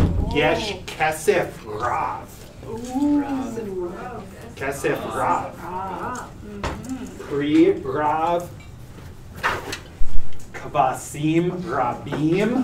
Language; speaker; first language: Hebrew; non-native, learner; English